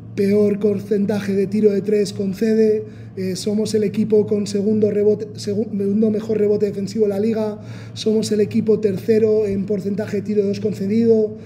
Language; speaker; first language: Spanish; non-native, local second language; Basque